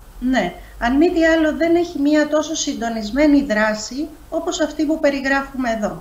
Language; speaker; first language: Greek; early bilingual, heritage; Greek